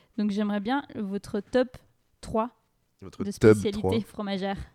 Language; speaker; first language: French; native; French